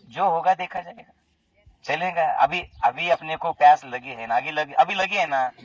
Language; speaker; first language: Hindi; non-native, local second language; Marathi